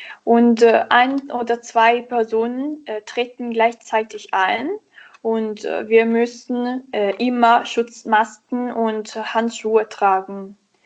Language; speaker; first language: German; non-native, learner; Italian